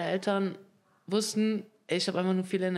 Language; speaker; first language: German; early bilingual, other home language; Russian